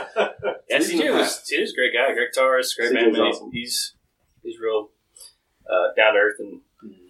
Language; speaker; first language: English; native; English